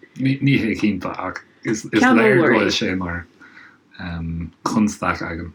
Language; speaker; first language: Irish; non-native, local second language; English